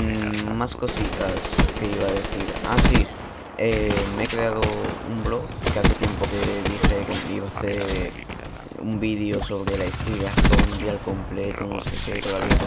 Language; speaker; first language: Spanish; native; Spanish